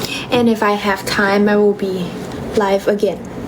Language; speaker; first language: English; non-native, learner; Thai